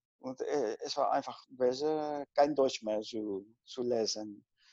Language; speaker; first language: German; non-native, fluent; Spanish